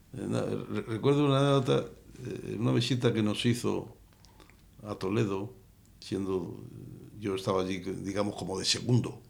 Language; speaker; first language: Spanish; native; Spanish